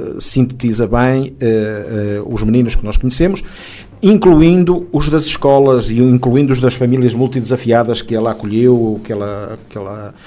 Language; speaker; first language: Portuguese; native; Portuguese